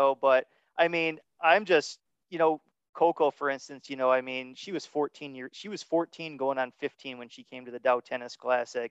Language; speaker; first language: English; native; English